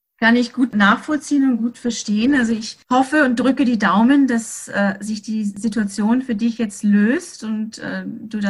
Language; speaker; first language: German; native; German